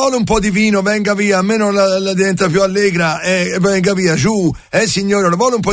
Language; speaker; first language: Italian; native; Italian